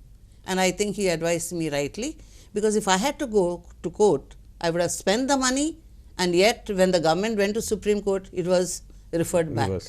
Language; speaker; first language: English; non-native, local second language; Konkani